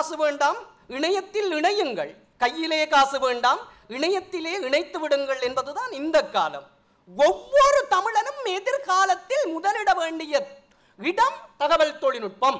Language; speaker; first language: Tamil; native; Tamil